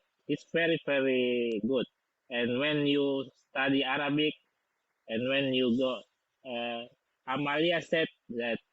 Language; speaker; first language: English; non-native, fluent; Indonesian